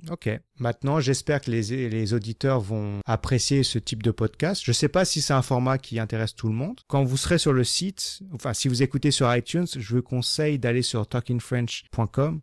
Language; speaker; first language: French; non-native, fluent; English